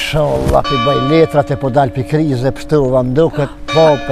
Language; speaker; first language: German; non-native, learner; Albanian